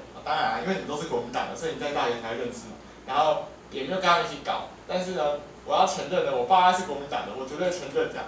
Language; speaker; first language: Chinese; native; Chinese